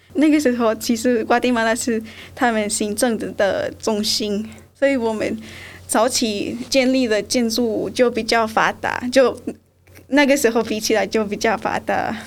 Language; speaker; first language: Chinese; non-native, fluent; Spanish